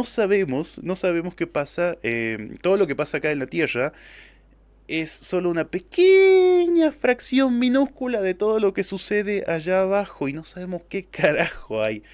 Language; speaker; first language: Spanish; native; Spanish